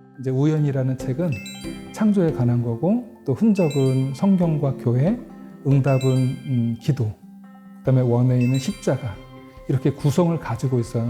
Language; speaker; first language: Korean; native; Korean